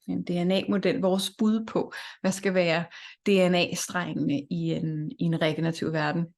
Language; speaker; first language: Danish; native; Danish